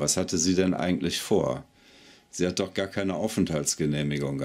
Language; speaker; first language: German; native; German